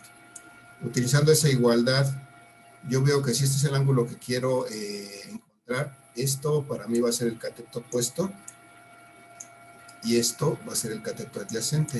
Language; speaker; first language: Spanish; native; Spanish